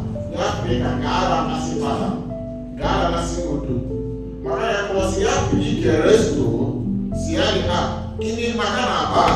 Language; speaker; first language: Indonesian; non-native, fluent; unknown